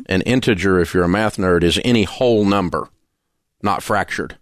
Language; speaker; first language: English; native; English